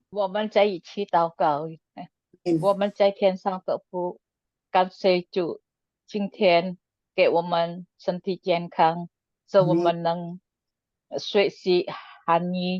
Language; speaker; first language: Chinese; non-native, learner; Indonesian